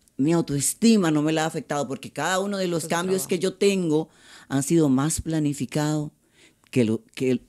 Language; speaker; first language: Spanish; native; Spanish